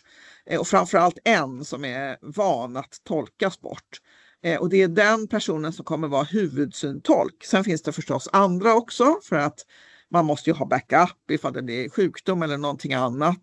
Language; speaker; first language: Swedish; native; Swedish